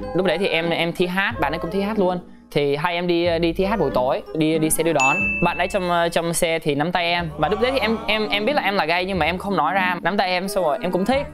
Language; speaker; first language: Vietnamese; early bilingual, heritage; Vietnamese